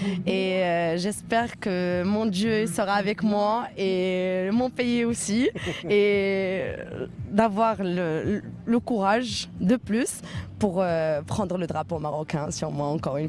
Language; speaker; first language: French; non-native, local second language; Arabic